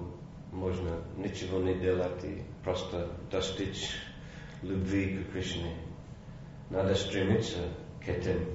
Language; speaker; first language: Russian; non-native, fluent; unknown